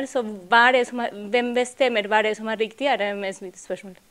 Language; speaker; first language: Norwegian; non-native, fluent; Spanish